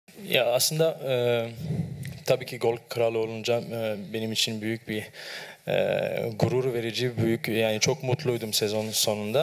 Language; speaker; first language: Turkish; early bilingual, heritage; Turkish